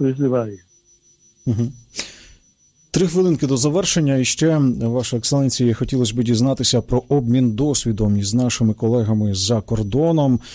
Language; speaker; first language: Ukrainian; native; Ukrainian